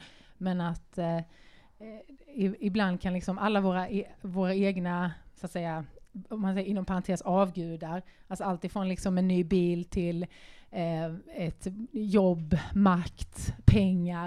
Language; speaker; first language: Swedish; native; Swedish